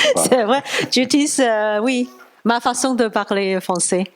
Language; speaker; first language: French; non-native, learner; Cantonese